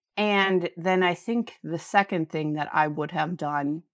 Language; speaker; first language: English; native; English